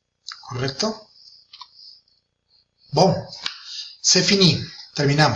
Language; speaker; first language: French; non-native, fluent; Spanish